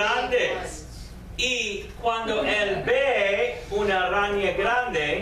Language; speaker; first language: Spanish; non-native, fluent; English